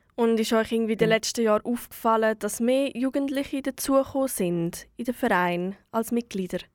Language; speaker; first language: German; native; German